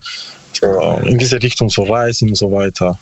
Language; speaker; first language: German; non-native, learner; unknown